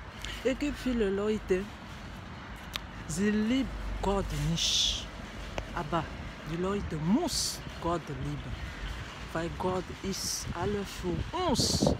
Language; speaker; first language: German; non-native, learner; French